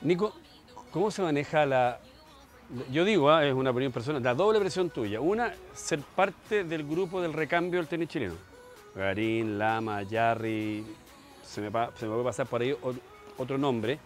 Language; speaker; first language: Spanish; native; Spanish